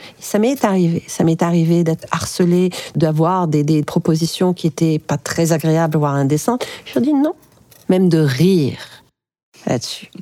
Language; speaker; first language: French; early bilingual, other home language; Arabic